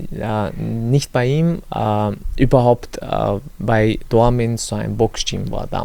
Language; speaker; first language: German; non-native, learner; Chechen